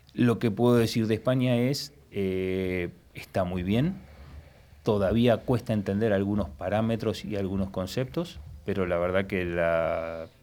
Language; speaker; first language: Spanish; native; Spanish